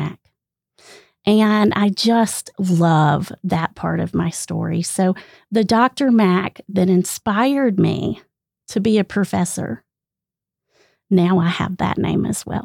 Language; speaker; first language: English; native; English